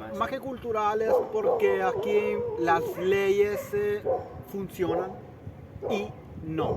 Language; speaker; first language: Spanish; early bilingual, heritage; Italian